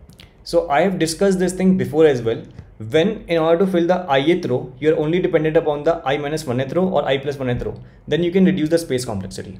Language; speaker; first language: English; non-native, local second language; Hindi